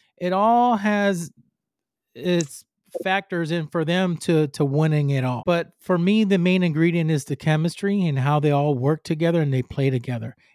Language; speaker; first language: English; non-native, fluent; Spanish